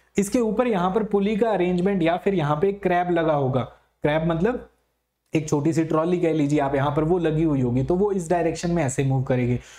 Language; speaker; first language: Hindi; native; Hindi